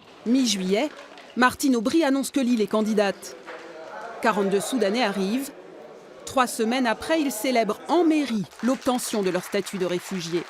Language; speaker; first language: French; native; French